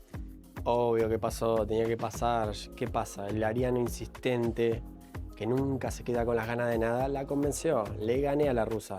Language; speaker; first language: Spanish; native; Spanish